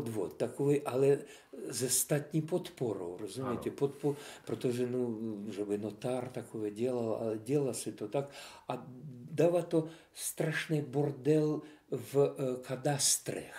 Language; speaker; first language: Czech; non-native, fluent; Russian